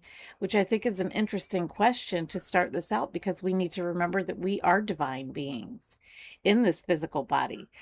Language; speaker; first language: English; native; English